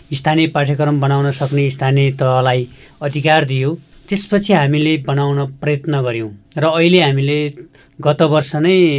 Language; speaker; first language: Nepali; native; Nepali